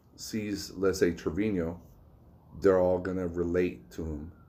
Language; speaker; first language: English; early bilingual, other home language; Spanish